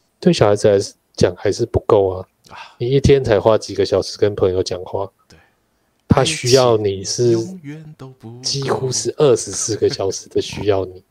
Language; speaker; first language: Chinese; native; Chinese